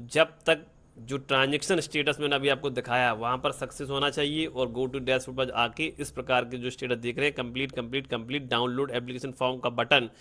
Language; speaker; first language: Hindi; native; Hindi